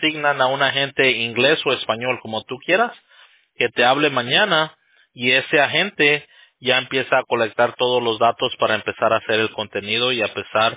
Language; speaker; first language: Spanish; early bilingual, heritage; Spanish